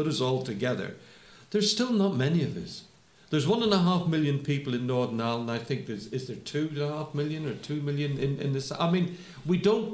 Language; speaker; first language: English; native; English